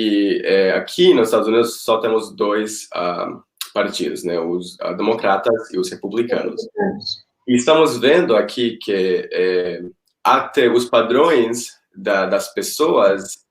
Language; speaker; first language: Portuguese; non-native, fluent; Spanish